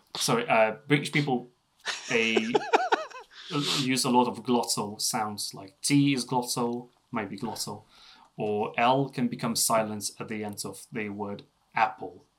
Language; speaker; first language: English; non-native, fluent; Russian